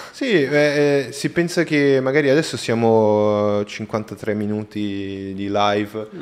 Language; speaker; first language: Italian; native; Italian